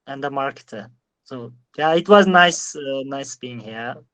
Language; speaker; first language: English; non-native, learner; Turkish